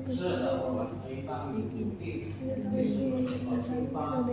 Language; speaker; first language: Chinese; non-native, learner; Indonesian